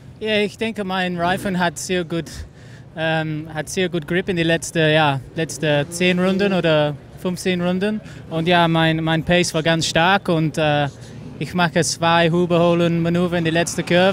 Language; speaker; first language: German; non-native, learner; English